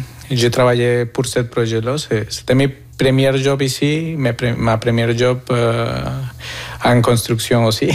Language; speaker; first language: French; non-native, fluent; Spanish